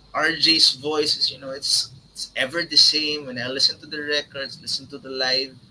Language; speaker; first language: English; non-native, local second language; Filipino